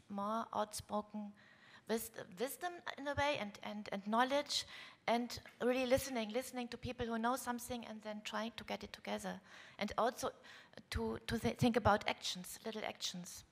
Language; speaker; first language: English; non-native, fluent; German